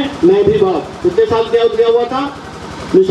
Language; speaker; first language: Hindi; native; Hindi